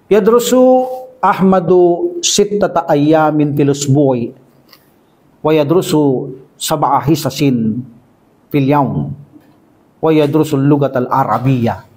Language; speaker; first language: Arabic; non-native, fluent; Filipino